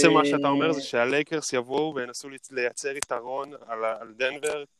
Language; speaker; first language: Hebrew; native; Hebrew